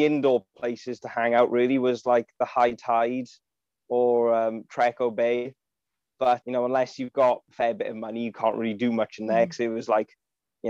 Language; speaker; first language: English; native; English